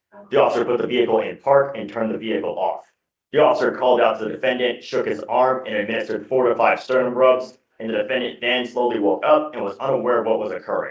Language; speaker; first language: English; native; English